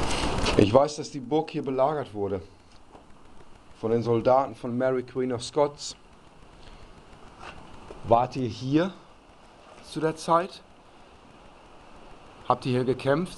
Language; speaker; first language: German; native; German